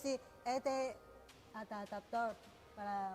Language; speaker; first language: Spanish; non-native, learner; Chinese